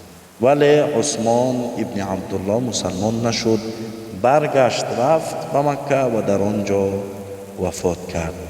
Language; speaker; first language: Persian; native; Persian